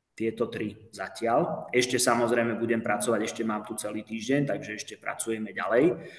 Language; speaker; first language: Slovak; non-native, fluent; Finnish